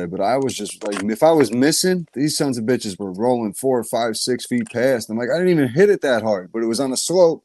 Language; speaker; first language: English; native; English